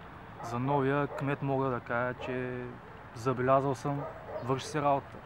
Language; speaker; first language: Bulgarian; native; Bulgarian